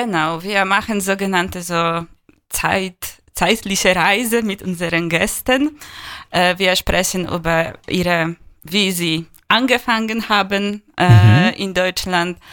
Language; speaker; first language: German; non-native, fluent; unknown